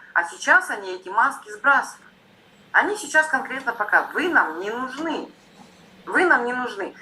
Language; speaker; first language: Russian; non-native, local second language; Yakut